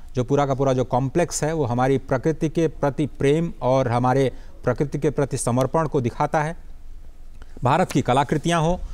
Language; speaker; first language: Hindi; native; Hindi